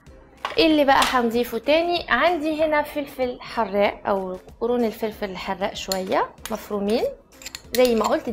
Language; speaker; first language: Arabic; native; Arabic